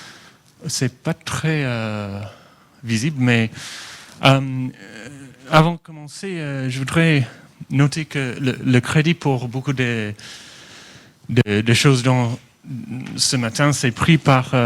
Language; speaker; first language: French; non-native, fluent; English